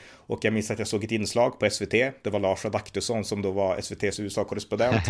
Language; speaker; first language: Swedish; native; Swedish